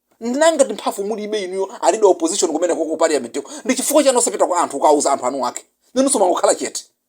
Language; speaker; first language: Nyanja; non-native, local second language; Yao